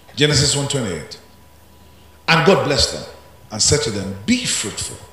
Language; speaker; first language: English; non-native, local second language; Yoruba